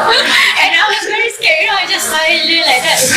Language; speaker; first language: English; non-native, local second language; Malay